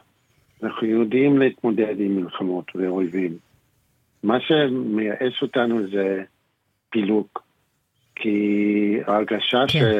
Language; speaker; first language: Hebrew; non-native, fluent; English